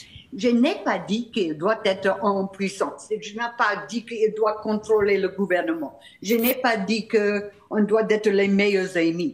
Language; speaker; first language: French; non-native, fluent; English